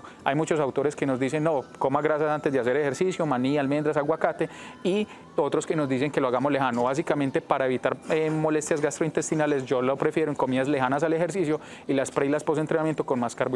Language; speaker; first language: Spanish; native; Spanish